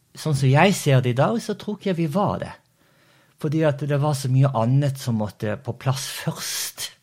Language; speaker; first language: Norwegian; early bilingual, other home language; Portuguese